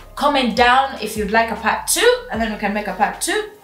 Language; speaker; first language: English; non-native, local second language; Ganda